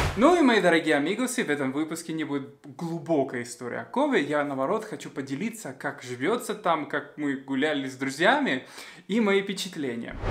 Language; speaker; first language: Russian; non-native, fluent; Spanish